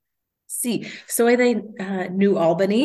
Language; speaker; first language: Spanish; non-native, learner; English